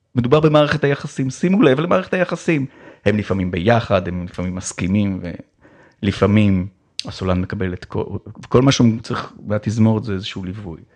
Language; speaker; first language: Hebrew; native; Hebrew